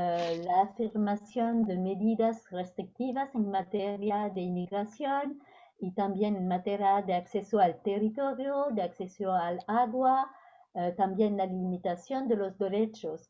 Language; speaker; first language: Spanish; non-native, fluent; French